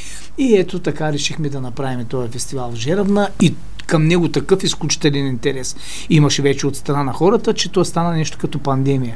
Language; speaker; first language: Bulgarian; native; Bulgarian